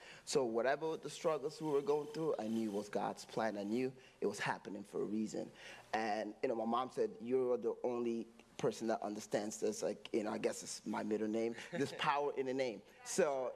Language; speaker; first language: English; non-native, local second language; Igbo